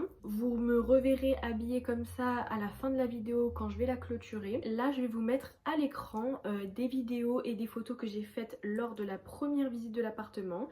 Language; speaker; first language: French; native; French